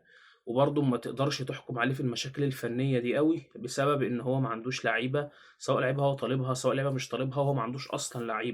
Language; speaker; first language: Arabic; native; Arabic